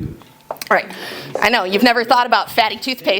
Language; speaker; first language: English; native; English